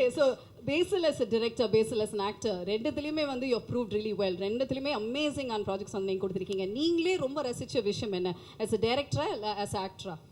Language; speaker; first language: Tamil; native; Tamil